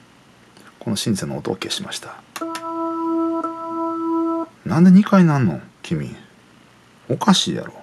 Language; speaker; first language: Japanese; native; Japanese